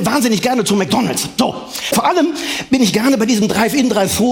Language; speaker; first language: German; native; German